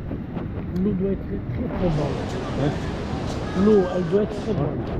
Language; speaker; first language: French; non-native, fluent; Spanish